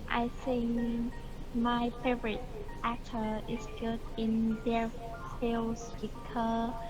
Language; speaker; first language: English; non-native, learner; Vietnamese